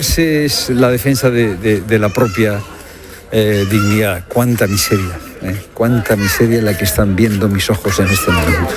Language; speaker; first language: Spanish; native; Spanish